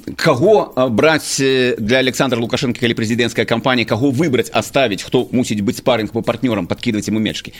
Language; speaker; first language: Belarusian; native; Belarusian